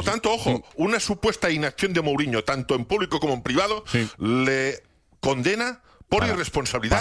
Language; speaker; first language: Spanish; native; Spanish